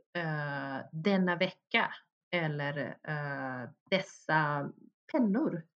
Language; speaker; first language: Swedish; early bilingual, other home language; Bosnian